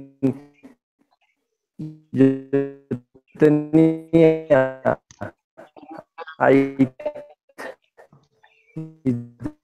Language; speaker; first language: English; non-native, learner; Spanish